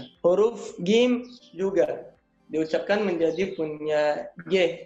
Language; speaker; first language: Indonesian; non-native, learner; Arabic